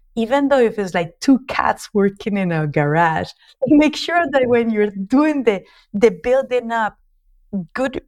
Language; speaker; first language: English; non-native, fluent; Spanish